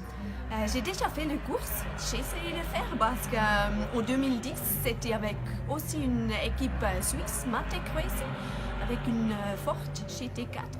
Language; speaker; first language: French; non-native, learner; German